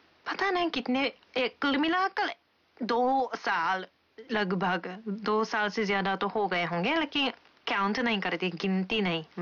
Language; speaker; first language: Hindi; non-native, fluent; Japanese